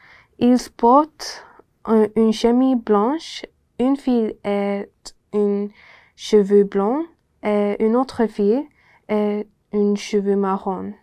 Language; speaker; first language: French; non-native, learner; English